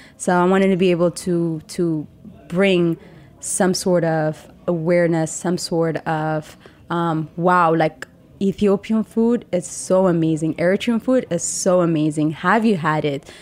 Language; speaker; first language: English; non-native, fluent; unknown